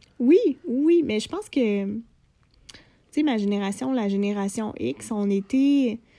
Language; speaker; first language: French; native; French